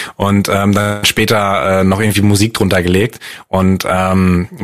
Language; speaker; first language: German; native; German